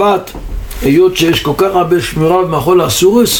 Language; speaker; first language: Hebrew; non-native, local second language; Yiddish